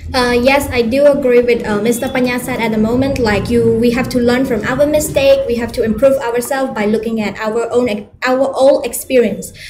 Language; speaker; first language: English; non-native, learner; Khmer